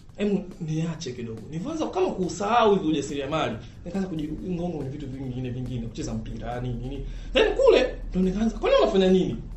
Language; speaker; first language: Swahili; native; Swahili